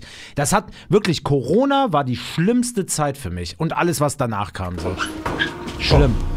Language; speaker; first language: German; native; German